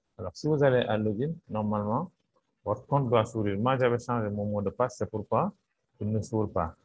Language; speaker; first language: French; non-native, local second language; Wolof